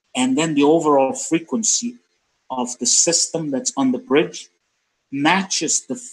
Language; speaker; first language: English; non-native, fluent; Persian